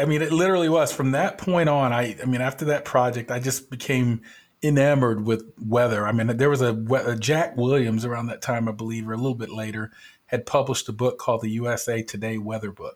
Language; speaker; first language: English; native; English